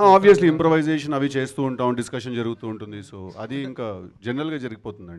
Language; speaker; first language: Telugu; native; Telugu